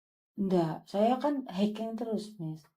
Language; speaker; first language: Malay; non-native, local second language; Javanese